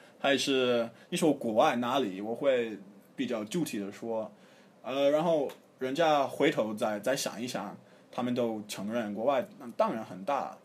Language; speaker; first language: Chinese; non-native, fluent; English